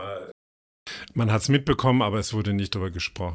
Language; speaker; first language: German; native; German